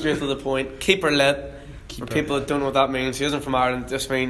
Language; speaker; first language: English; native; English